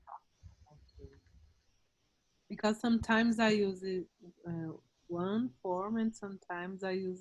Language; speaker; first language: English; non-native, learner; Portuguese